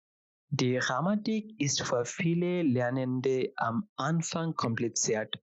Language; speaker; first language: German; non-native, fluent; Bangla